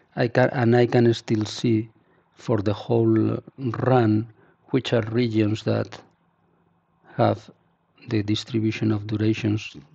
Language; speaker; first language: English; non-native, fluent; Spanish